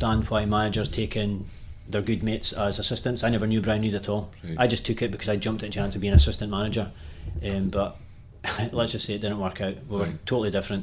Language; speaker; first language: English; native; English